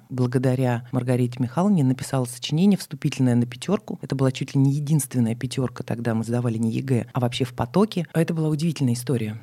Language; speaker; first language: Russian; native; Russian